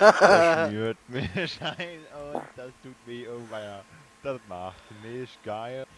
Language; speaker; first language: German; native; German